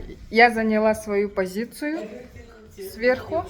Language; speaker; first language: Russian; native; Russian